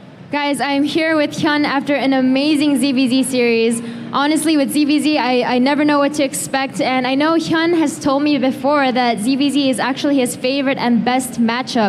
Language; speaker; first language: English; early bilingual, other home language; Korean